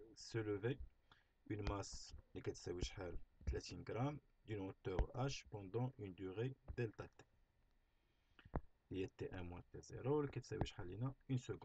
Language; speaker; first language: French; non-native, local second language; Arabic